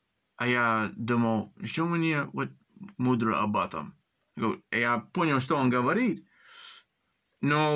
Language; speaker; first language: Russian; early bilingual, heritage; English